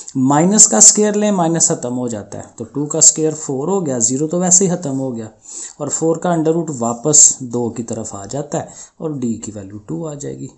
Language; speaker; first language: Urdu; non-native, local second language; Punjabi